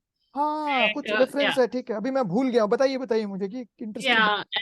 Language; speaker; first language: Hindi; native; Hindi